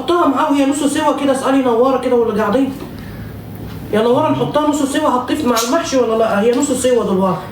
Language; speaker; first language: Arabic; native; Arabic